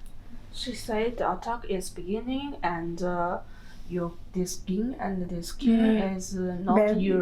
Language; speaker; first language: English; non-native, learner; Japanese